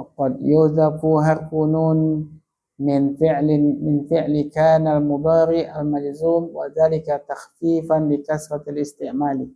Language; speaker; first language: Arabic; non-native, fluent; Indonesian